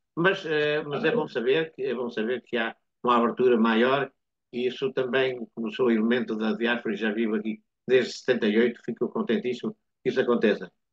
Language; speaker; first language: Portuguese; native; Portuguese